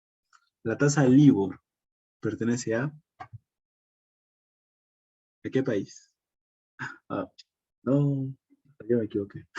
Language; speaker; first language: Spanish; native; Spanish